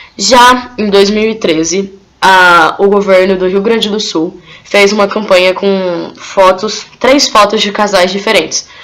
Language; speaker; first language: Portuguese; native; Portuguese